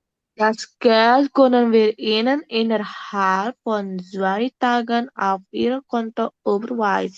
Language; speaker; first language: German; non-native, learner; Indonesian